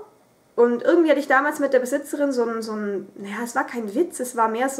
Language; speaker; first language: German; native; German